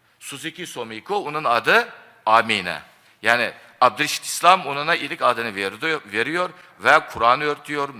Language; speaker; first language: Turkish; non-native, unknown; Japanese